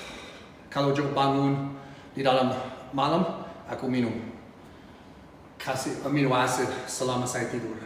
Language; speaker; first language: Indonesian; non-native, fluent; English